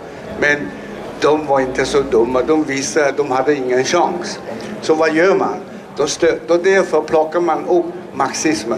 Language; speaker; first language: Swedish; non-native, fluent; Chinese